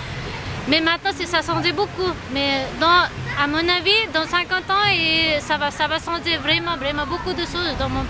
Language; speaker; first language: French; non-native, learner; Nepali